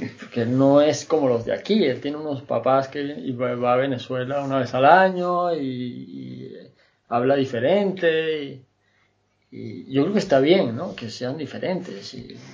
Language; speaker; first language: Spanish; native; Spanish